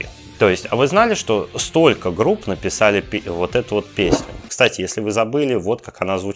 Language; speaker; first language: Russian; native; Russian